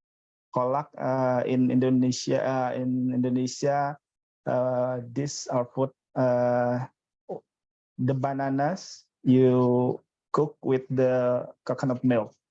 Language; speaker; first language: English; non-native, fluent; Indonesian